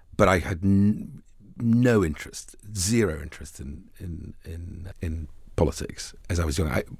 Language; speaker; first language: English; early bilingual, other home language; Arabic